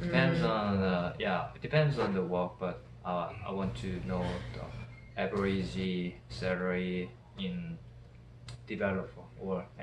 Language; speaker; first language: English; non-native, learner; Korean